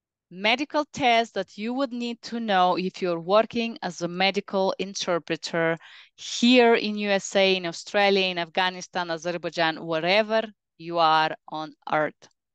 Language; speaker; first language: English; non-native, fluent; Bulgarian